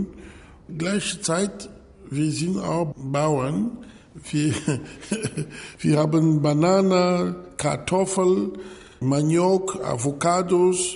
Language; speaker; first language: German; non-native, learner; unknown